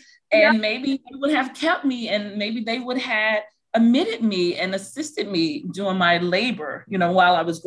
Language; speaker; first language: English; native; English